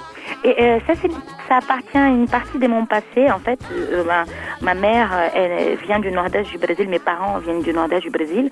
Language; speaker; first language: French; non-native, fluent; Portuguese